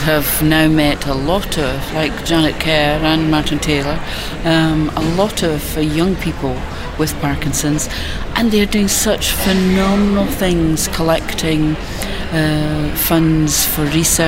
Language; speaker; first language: English; native; English